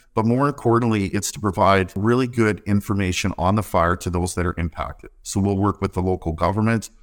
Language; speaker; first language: English; native; English